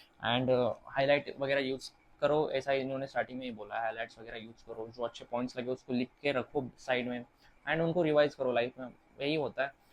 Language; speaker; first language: Hindi; non-native, local second language; Marathi